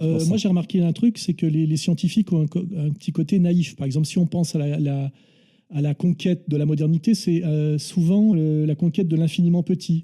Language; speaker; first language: French; native; French